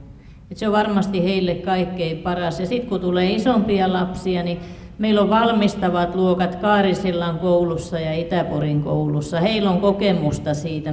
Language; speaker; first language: Finnish; native; Finnish